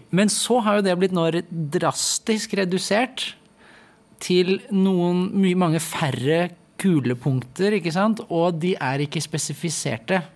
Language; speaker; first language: Norwegian; native; Norwegian